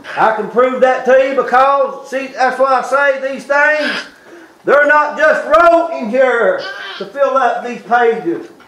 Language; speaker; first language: English; native; English